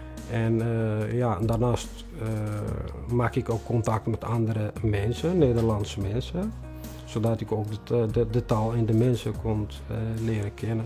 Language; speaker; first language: Dutch; non-native, fluent; Tigrinya